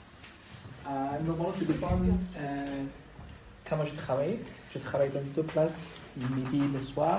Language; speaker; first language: French; non-native, learner; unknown